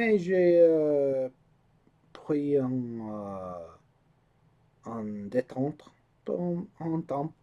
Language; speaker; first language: French; non-native, learner; English